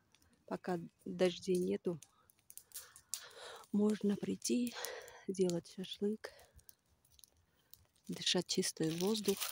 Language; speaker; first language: Russian; non-native, learner; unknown